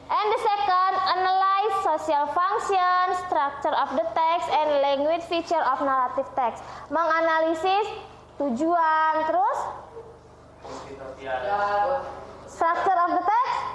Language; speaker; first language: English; non-native, learner; Indonesian